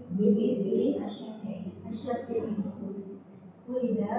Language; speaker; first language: Arabic; non-native, learner; Indonesian